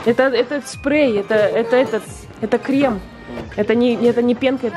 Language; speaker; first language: Russian; native; Russian